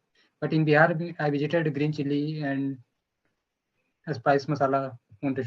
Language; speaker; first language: English; non-native, learner; Hindi